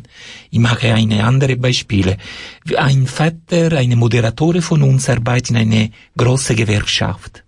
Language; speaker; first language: German; non-native, fluent; Italian